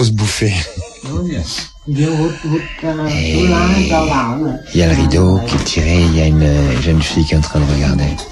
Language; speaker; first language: French; native; French